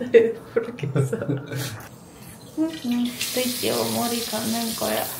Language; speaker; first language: Korean; non-native, learner; Ukrainian